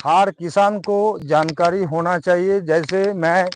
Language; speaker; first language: Hindi; non-native, local second language; Bangla